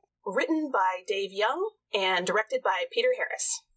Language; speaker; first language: English; native; English